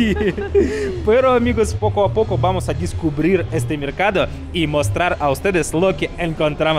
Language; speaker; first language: Spanish; non-native, fluent; Russian